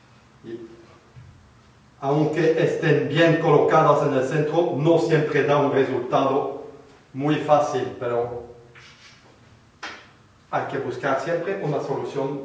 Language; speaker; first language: Spanish; non-native, fluent; French